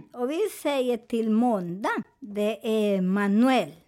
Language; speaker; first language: Swedish; non-native, fluent; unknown